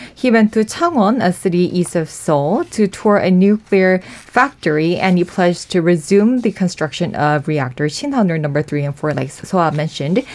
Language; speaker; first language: English; non-native, fluent; Korean